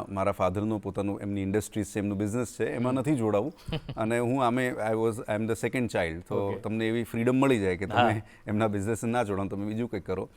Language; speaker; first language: Gujarati; non-native, local second language; Marwari